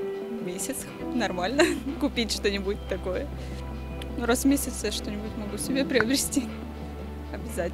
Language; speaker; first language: Russian; native; Russian